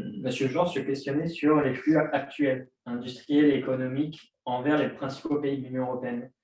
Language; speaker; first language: French; native; French